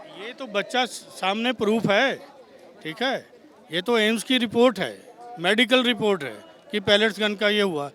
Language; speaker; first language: Hindi; native; Hindi